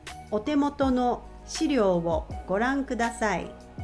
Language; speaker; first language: Japanese; native; Japanese